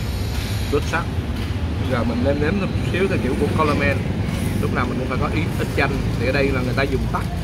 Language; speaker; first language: Vietnamese; native; Vietnamese